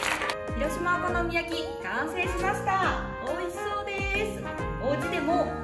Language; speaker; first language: Japanese; native; Japanese